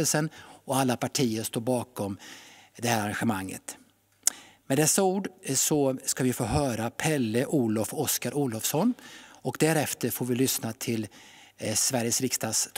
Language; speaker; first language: Swedish; native; Swedish